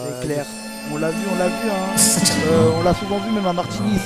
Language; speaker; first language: French; native; French